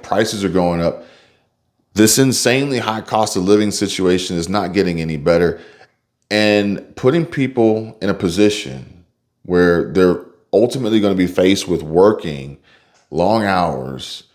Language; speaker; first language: English; native; English